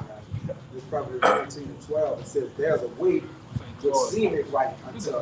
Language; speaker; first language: English; native; English